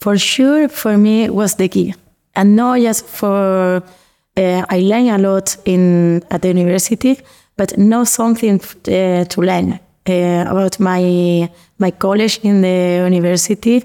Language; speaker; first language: English; non-native, learner; Spanish